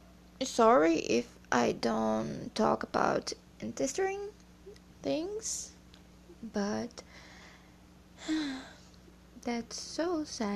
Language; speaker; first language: English; non-native, learner; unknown